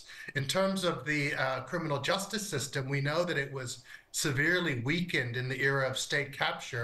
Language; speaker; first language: English; native; English